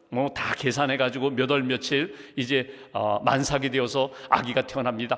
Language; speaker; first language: Korean; native; Korean